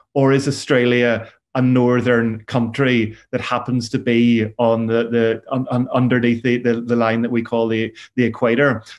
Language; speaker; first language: English; native; English